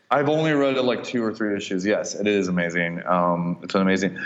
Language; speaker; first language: English; native; English